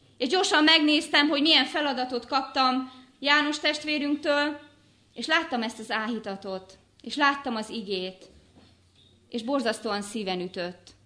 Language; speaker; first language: Hungarian; native; Hungarian